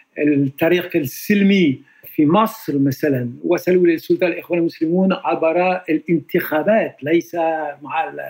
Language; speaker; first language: Arabic; non-native, fluent; French